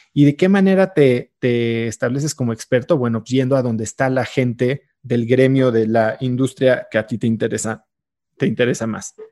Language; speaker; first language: Spanish; native; Spanish